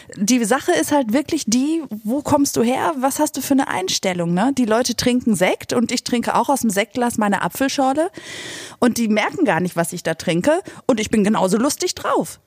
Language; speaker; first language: German; native; German